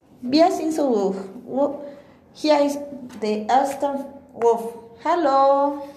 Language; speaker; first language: German; non-native, learner; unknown